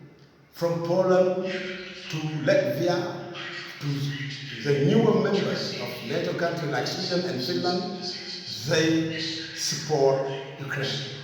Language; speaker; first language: English; non-native, fluent; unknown